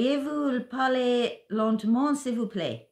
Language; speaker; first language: French; non-native, learner; English